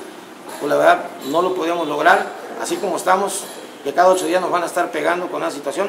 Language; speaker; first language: Spanish; native; Spanish